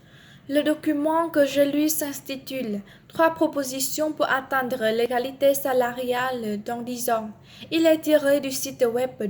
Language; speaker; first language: French; non-native, learner; Vietnamese